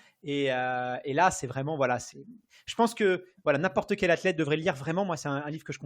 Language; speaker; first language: French; native; French